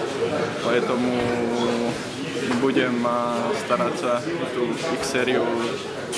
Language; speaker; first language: Russian; non-native, fluent; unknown